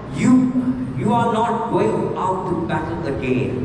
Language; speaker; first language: English; non-native, local second language; Sinhala